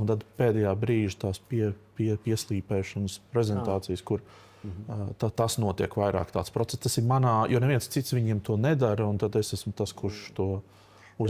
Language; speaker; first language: Latvian; native; Latvian